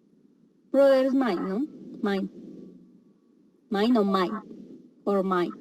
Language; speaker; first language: English; non-native, learner; Spanish